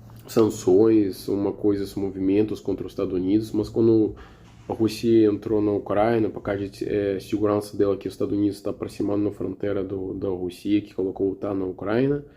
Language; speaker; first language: Portuguese; non-native, learner; Russian